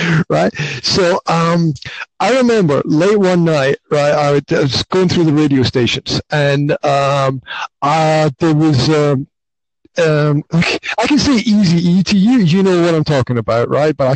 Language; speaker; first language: English; native; English